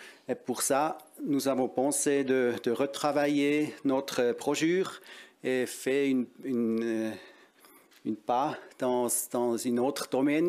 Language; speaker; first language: French; non-native, local second language; German